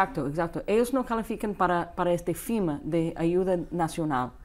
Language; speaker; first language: Spanish; non-native, fluent; English